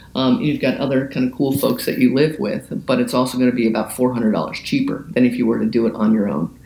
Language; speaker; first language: English; native; English